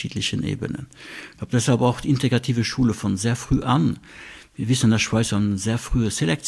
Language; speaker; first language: German; non-native, local second language; Luxembourgish